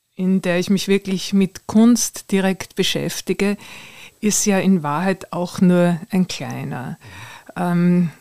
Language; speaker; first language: German; native; German